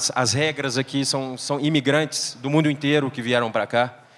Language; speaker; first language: Portuguese; native; Portuguese